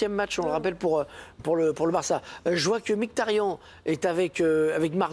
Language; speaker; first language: French; native; French